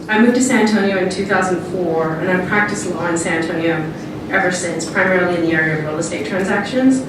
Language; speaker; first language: English; native; English